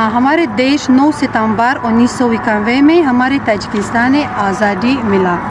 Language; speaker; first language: Hindi; non-native, learner; Tajik